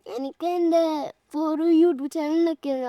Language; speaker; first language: Malayalam; early bilingual, heritage; Malayalam